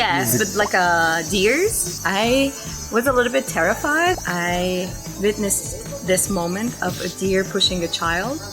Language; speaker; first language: English; non-native, fluent; Persian